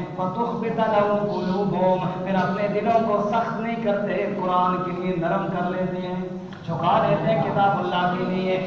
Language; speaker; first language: Urdu; non-native, local second language; Punjabi